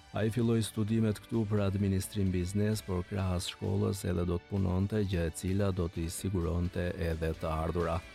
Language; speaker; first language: Albanian; native; Albanian